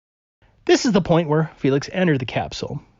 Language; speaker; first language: English; native; English